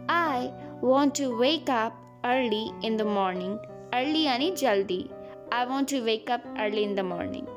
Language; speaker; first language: English; non-native, local second language; Hindi